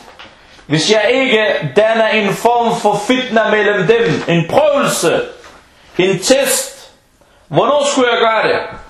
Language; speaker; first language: Danish; non-native, fluent; Arabic